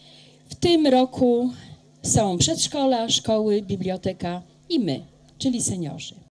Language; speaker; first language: Polish; native; Polish